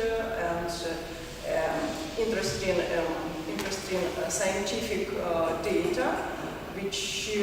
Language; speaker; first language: English; non-native, learner; Ukrainian